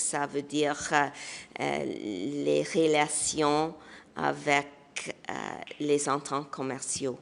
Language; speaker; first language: French; non-native, local second language; English